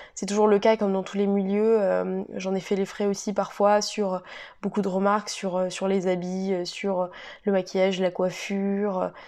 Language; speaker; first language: French; native; French